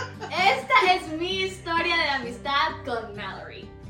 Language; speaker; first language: Spanish; native; Spanish